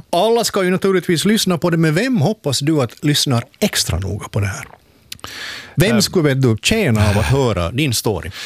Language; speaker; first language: Swedish; native; Swedish